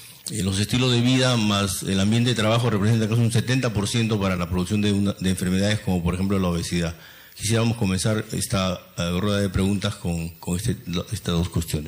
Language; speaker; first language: Spanish; native; Spanish